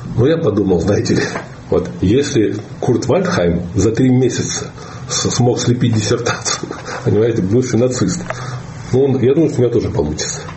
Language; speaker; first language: Russian; native; Russian